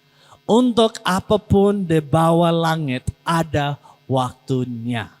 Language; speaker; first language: Indonesian; non-native, learner; English